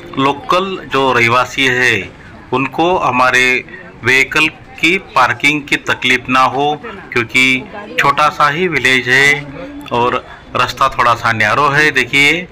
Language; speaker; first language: Hindi; non-native, local second language; Marathi